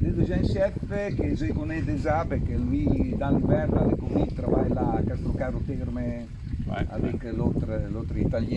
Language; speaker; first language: French; non-native, learner; Italian